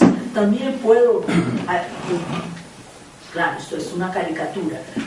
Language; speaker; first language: Spanish; non-native, fluent; Portuguese